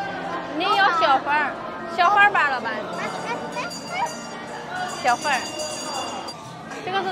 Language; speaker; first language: Chinese; non-native, learner; Indonesian